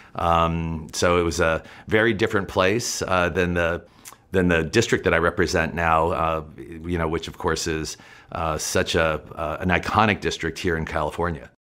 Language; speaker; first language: English; native; English